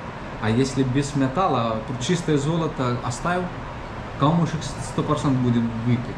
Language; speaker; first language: Russian; non-native, learner; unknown